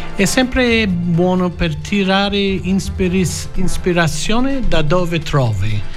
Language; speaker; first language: Italian; non-native, fluent; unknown